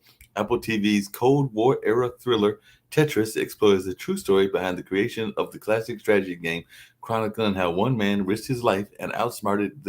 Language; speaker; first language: English; native; English